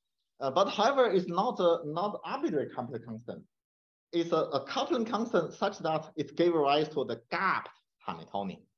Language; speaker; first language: English; non-native, fluent; Chinese